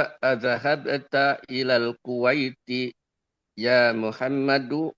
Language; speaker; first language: Arabic; non-native, learner; Indonesian